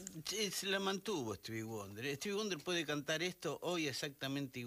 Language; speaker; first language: Spanish; native; Spanish